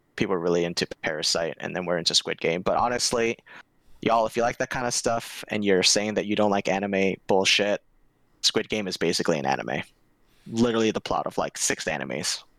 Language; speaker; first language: English; early bilingual, other home language; Korean